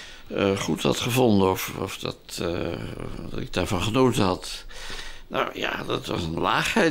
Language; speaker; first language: Dutch; native; Dutch